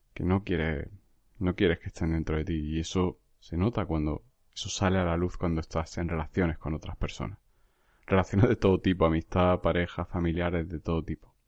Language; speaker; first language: Spanish; native; Spanish